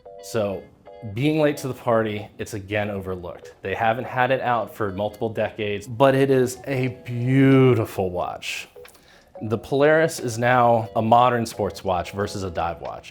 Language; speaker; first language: English; native; English